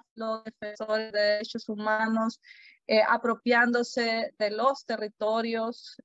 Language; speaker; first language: Spanish; native; Spanish